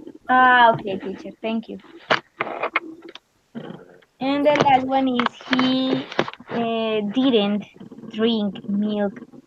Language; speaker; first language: English; non-native, learner; Spanish